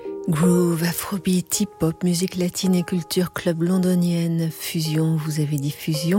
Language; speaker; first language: French; native; French